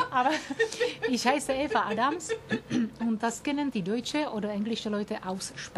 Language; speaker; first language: German; non-native, learner; Czech